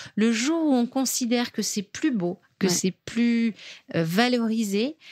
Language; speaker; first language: French; native; French